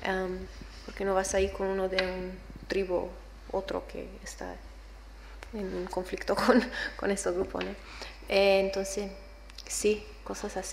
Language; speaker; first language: Spanish; non-native, learner; English